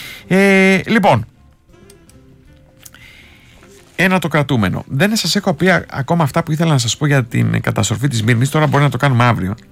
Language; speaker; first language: Greek; native; Greek